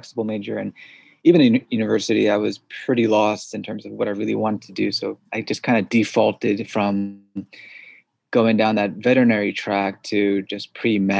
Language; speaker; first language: English; early bilingual, other home language; Korean